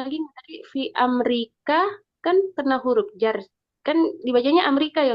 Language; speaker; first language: Indonesian; native; Indonesian